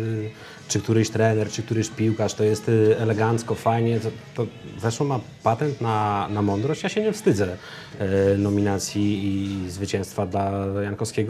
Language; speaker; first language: Polish; native; Polish